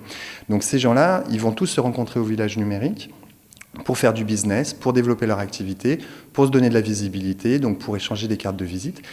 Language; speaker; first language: French; native; French